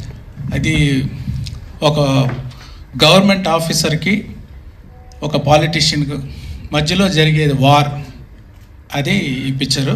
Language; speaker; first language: Telugu; non-native, local second language; Tamil